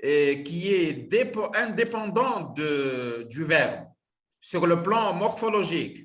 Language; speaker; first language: French; non-native, local second language; Arabic